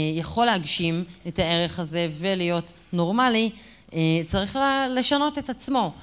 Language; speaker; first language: Hebrew; native; Hebrew